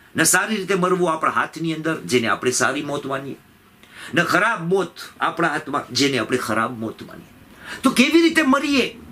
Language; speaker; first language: Gujarati; early bilingual, heritage; Gujarati